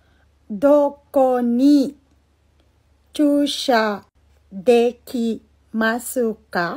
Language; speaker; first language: Japanese; non-native, fluent; Filipino